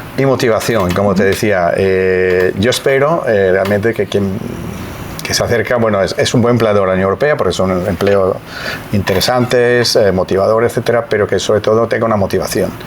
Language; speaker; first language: Spanish; non-native, fluent; Italian